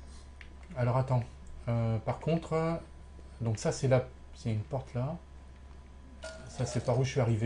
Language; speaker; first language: French; native; French